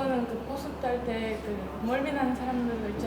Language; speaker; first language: Korean; non-native, fluent; Kyrgyz